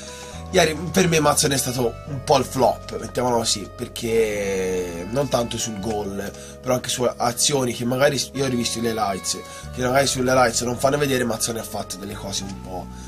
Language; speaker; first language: Italian; native; Italian